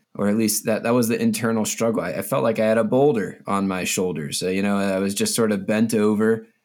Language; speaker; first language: English; native; English